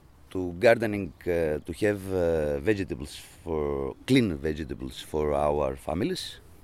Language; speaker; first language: English; non-native, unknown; Greek